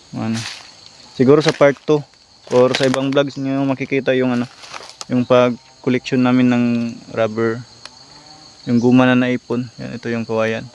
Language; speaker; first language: Filipino; non-native, local second language; Cebuano